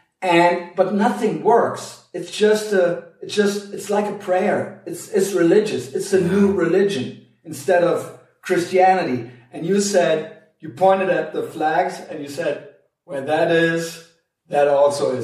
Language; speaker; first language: English; non-native, fluent; German